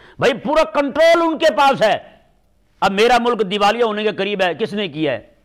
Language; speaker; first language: Urdu; non-native, local second language; Punjabi